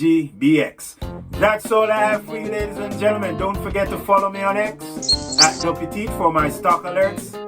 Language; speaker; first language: English; native; English